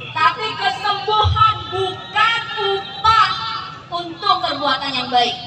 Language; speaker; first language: Indonesian; native; Indonesian